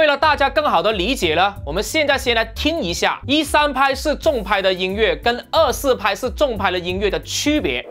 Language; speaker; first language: Chinese; non-native, local second language; Cantonese